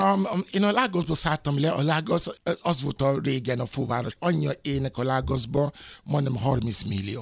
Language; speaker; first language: Hungarian; non-native, learner; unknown